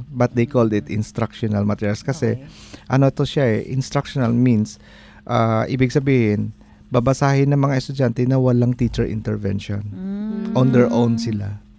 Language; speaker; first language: Filipino; non-native, local second language; Hiligaynon